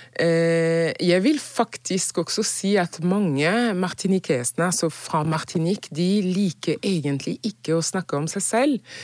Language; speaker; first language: Norwegian; non-native, fluent; French